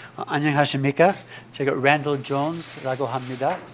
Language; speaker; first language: Korean; non-native, learner; English